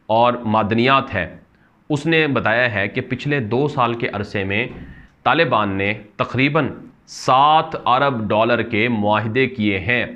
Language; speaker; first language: Urdu; native; Urdu